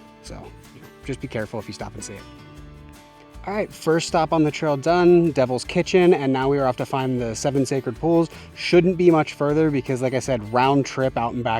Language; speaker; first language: English; native; English